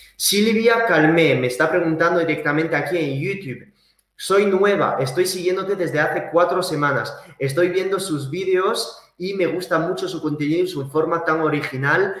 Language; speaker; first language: Spanish; early bilingual, heritage; Spanish